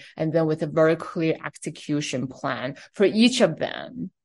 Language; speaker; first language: English; non-native, fluent; Chinese